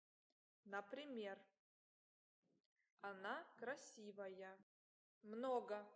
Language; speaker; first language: Russian; non-native, learner; English